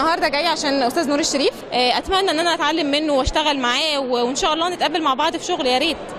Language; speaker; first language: Arabic; native; Arabic